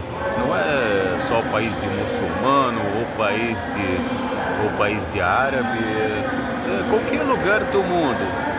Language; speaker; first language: Portuguese; non-native, fluent; Arabic